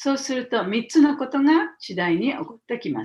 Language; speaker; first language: Japanese; native; Japanese